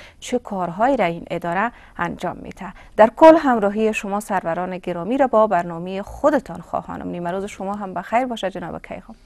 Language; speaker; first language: Persian; native; Persian